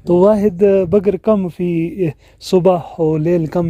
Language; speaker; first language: Arabic; non-native, learner; Urdu